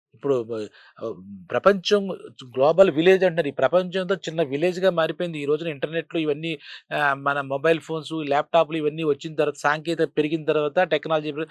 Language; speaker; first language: Telugu; native; Telugu